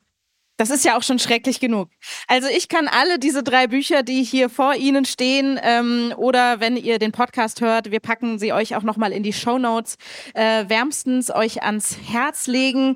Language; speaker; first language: German; native; German